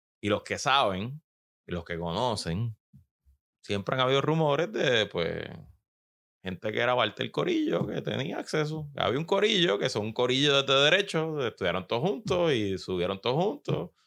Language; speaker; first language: Spanish; native; Spanish